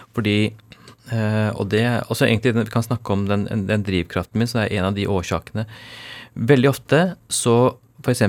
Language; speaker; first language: Norwegian; early bilingual, other home language; Urdu